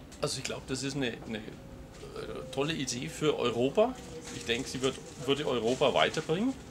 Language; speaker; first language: German; native; German